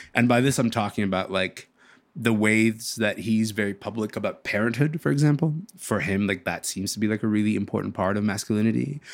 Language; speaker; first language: English; early bilingual, other home language; Arabic